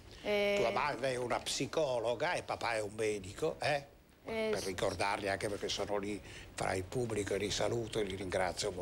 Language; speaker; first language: Italian; native; Italian